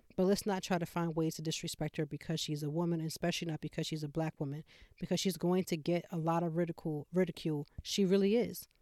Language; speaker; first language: English; native; English